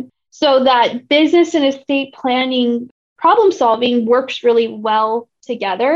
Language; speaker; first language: English; native; English